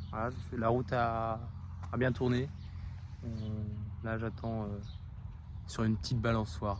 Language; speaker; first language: French; native; French